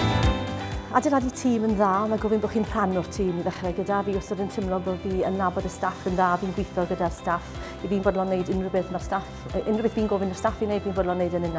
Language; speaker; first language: Welsh; native; Welsh